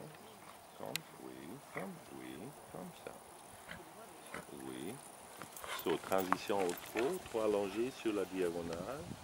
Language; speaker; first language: French; non-native, learner; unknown